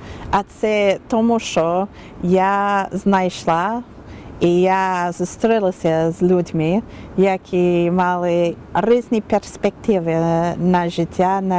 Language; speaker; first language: Ukrainian; non-native, learner; English